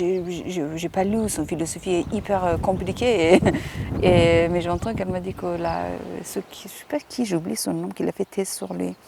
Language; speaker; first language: French; non-native, fluent; Persian